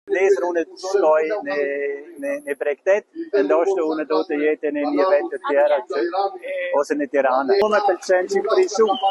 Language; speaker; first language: Albanian; non-native, learner; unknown